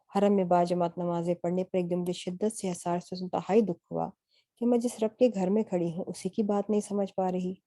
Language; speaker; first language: Urdu; native; Urdu